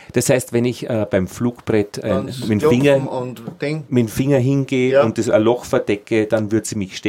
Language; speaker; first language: German; native; German